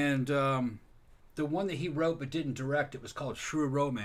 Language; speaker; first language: English; native; English